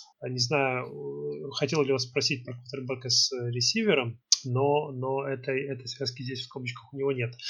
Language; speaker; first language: Russian; native; Russian